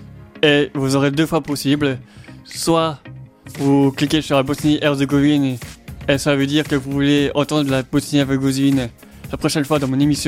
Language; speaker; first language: French; native; French